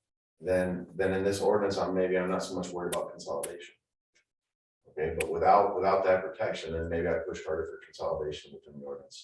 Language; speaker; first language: English; native; English